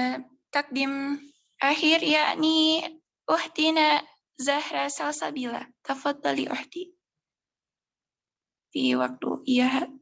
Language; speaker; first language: Arabic; non-native, learner; Indonesian